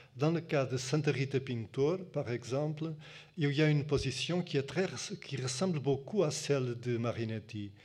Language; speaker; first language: French; non-native, fluent; Portuguese